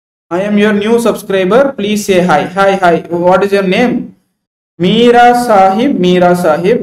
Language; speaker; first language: English; non-native, local second language; Tamil